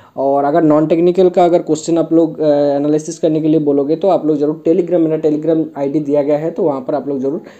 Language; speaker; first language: Hindi; non-native, local second language; Bangla